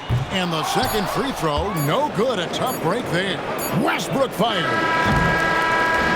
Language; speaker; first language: English; native; English